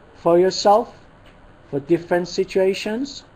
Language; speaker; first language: English; non-native, fluent; Persian